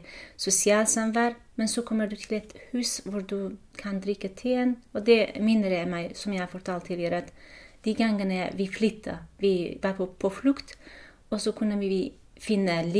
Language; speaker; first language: Norwegian; non-native, fluent; Kurdish